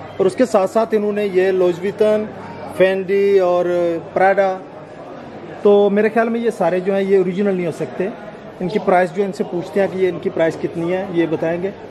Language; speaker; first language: Urdu; non-native, local second language; Punjabi